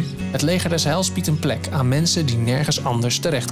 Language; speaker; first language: Dutch; native; Dutch